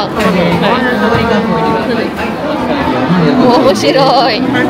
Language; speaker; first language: Japanese; non-native, learner; Filipino